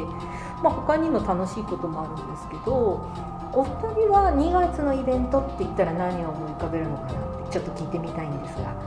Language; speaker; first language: Japanese; native; Japanese